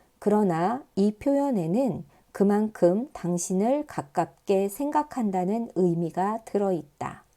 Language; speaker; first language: Korean; native; Korean